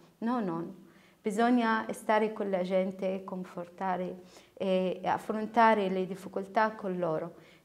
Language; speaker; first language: Italian; non-native, learner; Arabic